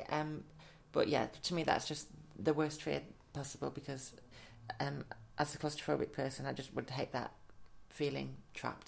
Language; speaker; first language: English; native; English